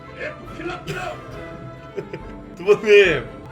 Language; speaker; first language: Korean; native; Korean